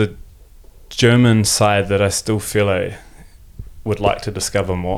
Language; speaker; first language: English; non-native, local second language; German